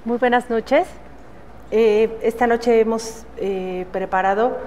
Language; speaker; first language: Spanish; native; Spanish